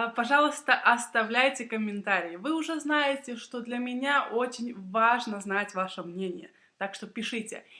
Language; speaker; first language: Russian; native; Russian